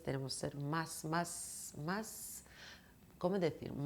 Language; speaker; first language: Spanish; non-native, fluent; Georgian